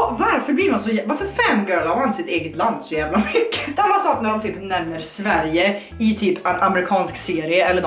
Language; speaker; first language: Swedish; native; Swedish